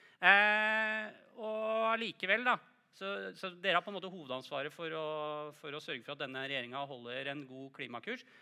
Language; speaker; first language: Norwegian; native; Norwegian